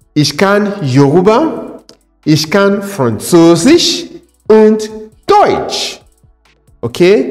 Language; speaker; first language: German; non-native, fluent; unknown